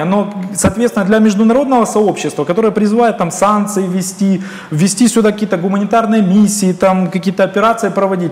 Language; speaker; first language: Russian; native; Russian